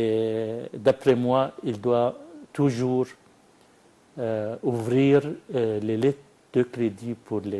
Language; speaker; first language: French; non-native, fluent; Arabic